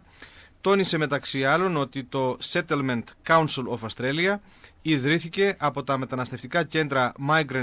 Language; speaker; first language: Greek; native; Greek